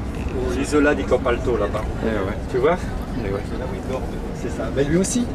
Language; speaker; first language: French; native; French